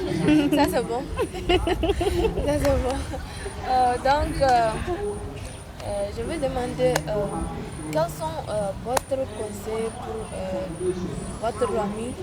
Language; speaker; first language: French; non-native, fluent; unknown